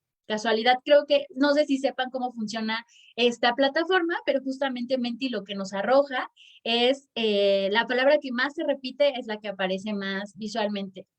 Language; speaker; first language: Spanish; native; Spanish